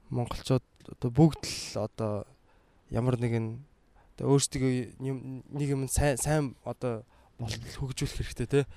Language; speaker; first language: Mongolian; native; Mongolian